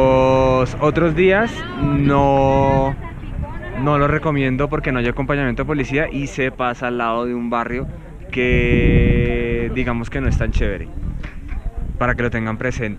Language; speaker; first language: Spanish; native; Spanish